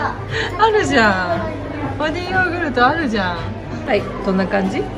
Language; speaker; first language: Japanese; native; Japanese